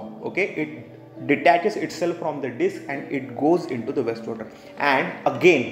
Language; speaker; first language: English; non-native, local second language; Hindi